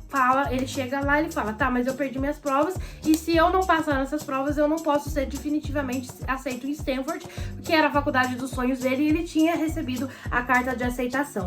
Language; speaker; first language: Portuguese; native; Portuguese